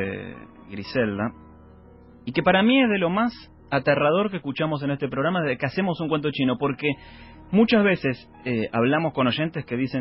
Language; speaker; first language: Spanish; native; Spanish